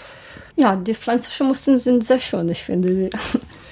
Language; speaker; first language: German; non-native, learner; Ukrainian